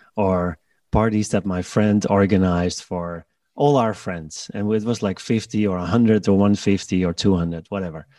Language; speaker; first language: English; non-native, fluent; Dutch